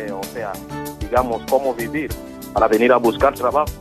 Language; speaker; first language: Spanish; non-native, local second language; Fang